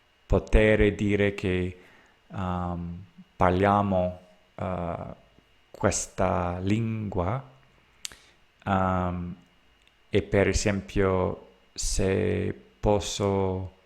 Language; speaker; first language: Italian; non-native, learner; English